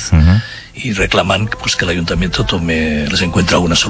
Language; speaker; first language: Spanish; native; Spanish